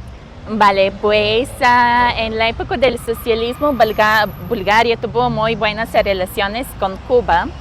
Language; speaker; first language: Spanish; non-native, fluent; Bulgarian